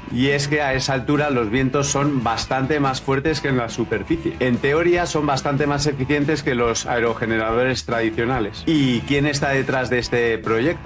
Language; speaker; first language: Spanish; native; Spanish